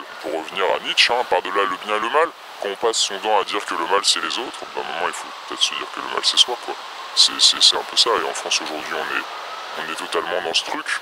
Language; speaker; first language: French; native; French